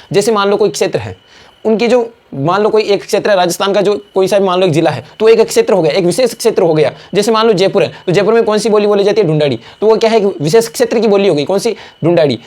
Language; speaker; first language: Hindi; native; Hindi